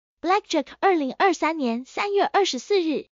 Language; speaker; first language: Chinese; native; Chinese